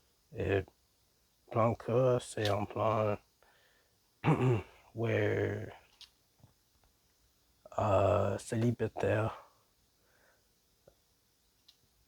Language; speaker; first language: French; non-native, learner; English